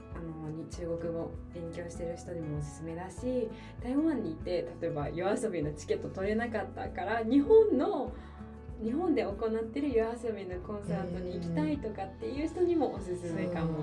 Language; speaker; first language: Japanese; native; Japanese